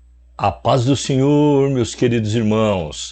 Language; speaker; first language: Portuguese; native; Portuguese